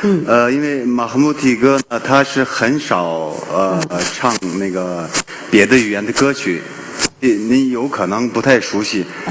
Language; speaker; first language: Chinese; non-native, local second language; Uyghur